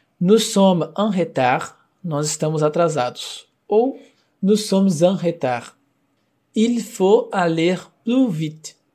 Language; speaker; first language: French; non-native, fluent; Portuguese